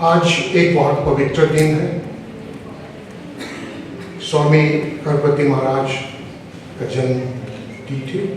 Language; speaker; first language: Hindi; non-native, local second language; Assamese